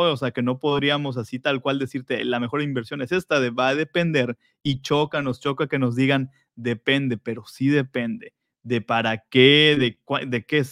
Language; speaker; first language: Spanish; native; Spanish